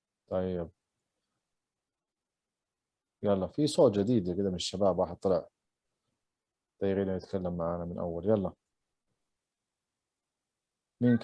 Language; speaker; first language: Arabic; native; Arabic